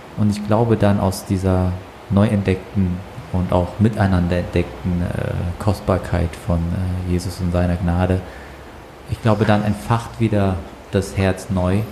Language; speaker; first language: German; native; German